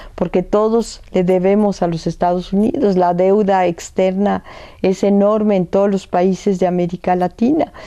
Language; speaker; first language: Spanish; early bilingual, other home language; French